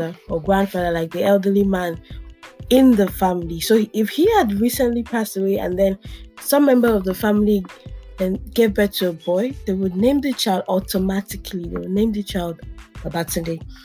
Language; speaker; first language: English; non-native, local second language; Yoruba